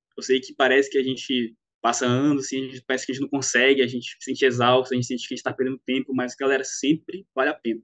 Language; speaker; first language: Portuguese; native; Portuguese